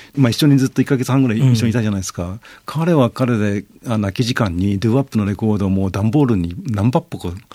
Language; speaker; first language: Japanese; native; Japanese